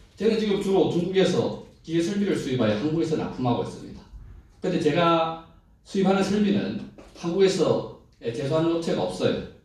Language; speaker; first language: Korean; native; Korean